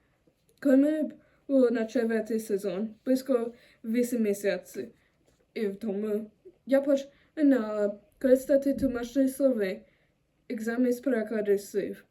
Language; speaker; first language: Ukrainian; non-native, learner; German